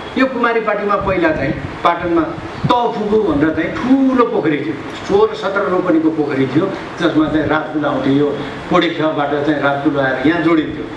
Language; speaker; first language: Nepali; non-native, local second language; Newari